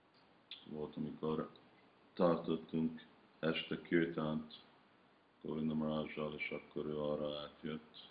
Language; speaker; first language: Hungarian; early bilingual, heritage; Hungarian